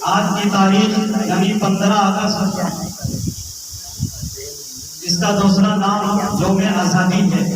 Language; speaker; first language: Urdu; native; Urdu